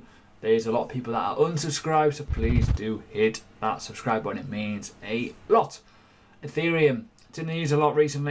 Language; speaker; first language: English; native; English